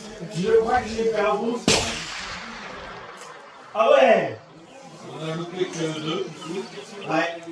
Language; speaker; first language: French; native; French